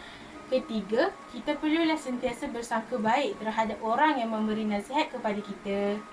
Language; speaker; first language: Malay; native; Malay